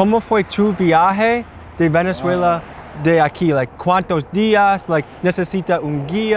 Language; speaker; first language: Spanish; non-native, learner; English